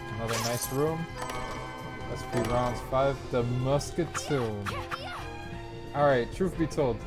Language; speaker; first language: English; native; English